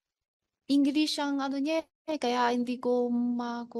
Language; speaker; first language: Filipino; non-native, learner; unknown